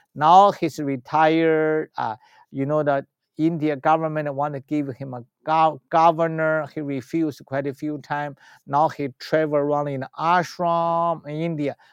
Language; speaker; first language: English; non-native, learner; Chinese